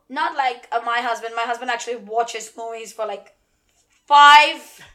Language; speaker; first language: English; non-native, local second language; Malayalam